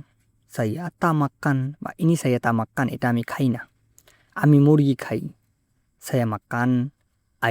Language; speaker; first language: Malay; non-native, fluent; Bangla